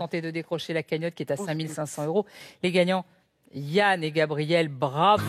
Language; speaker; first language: French; native; French